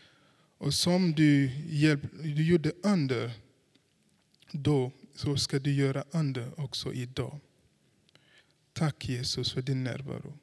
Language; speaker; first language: Swedish; non-native, fluent; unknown